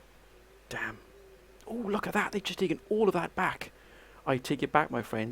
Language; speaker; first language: English; native; English